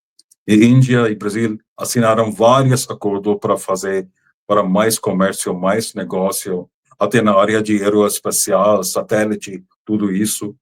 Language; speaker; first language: Portuguese; non-native, fluent; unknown